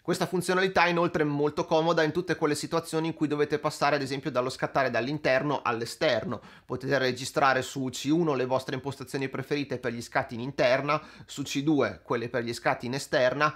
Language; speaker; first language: Italian; native; Italian